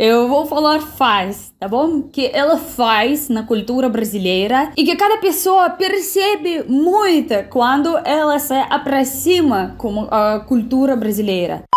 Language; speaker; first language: Portuguese; non-native, fluent; Russian